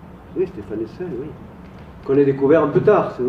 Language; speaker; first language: French; native; French